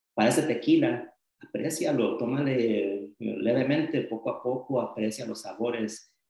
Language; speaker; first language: Spanish; early bilingual, heritage; Spanish